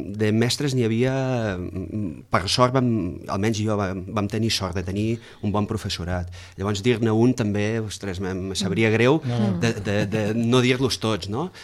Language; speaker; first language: Catalan; native; Catalan